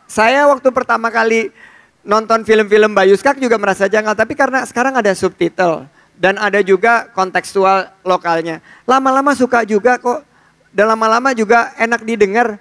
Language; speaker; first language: Indonesian; native; Indonesian